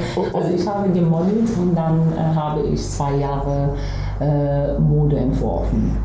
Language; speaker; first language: German; non-native, fluent; Persian